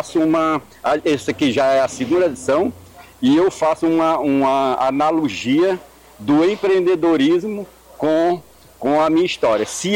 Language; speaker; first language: Portuguese; native; Portuguese